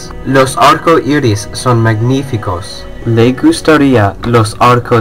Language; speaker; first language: Spanish; non-native, learner; English